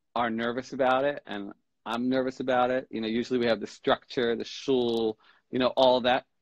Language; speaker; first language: English; native; English